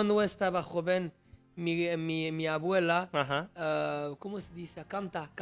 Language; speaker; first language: Spanish; non-native, learner; French